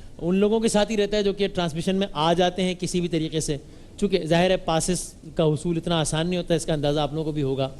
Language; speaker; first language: Urdu; native; Urdu